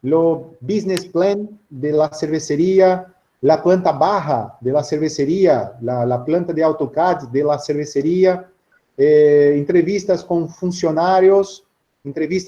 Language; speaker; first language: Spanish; non-native, learner; Portuguese